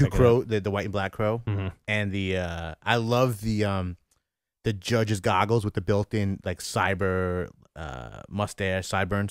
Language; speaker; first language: English; native; English